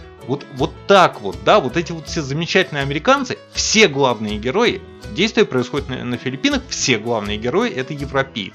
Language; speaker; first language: Russian; native; Russian